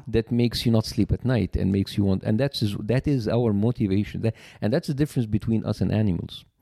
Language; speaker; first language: English; non-native, fluent; Arabic